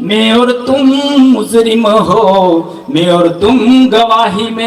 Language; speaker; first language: Hindi; non-native, local second language; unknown